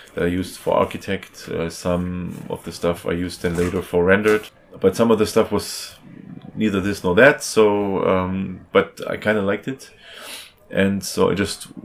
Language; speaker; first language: English; non-native, fluent; German